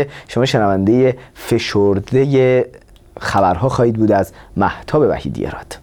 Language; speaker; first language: Persian; native; Persian